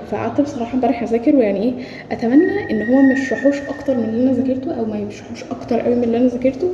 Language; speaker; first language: Arabic; native; Arabic